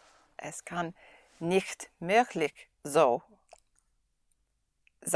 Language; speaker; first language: German; non-native, learner; English